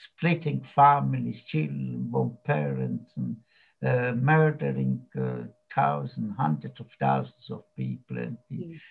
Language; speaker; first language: English; non-native, fluent; Slovak